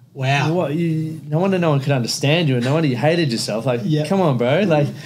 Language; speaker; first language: English; native; English